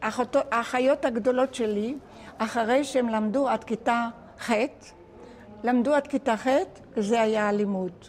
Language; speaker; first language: Hebrew; non-native, local second language; Ladino